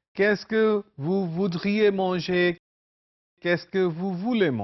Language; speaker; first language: French; non-native, fluent; Urdu